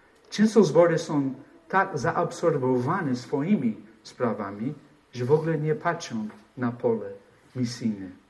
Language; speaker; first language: Polish; non-native, fluent; English